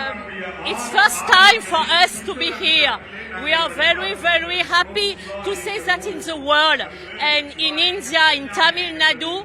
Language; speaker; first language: English; non-native, learner; French